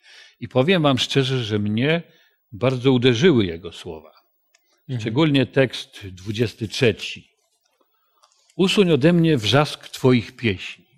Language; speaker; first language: Polish; native; Polish